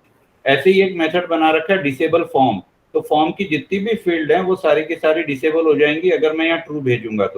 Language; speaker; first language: Hindi; native; Hindi